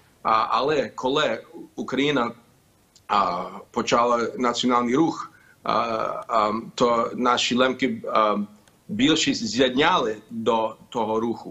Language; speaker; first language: Ukrainian; early bilingual, heritage; Ukrainian